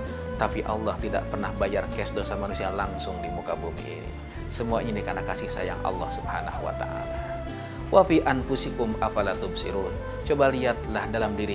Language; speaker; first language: Indonesian; native; Indonesian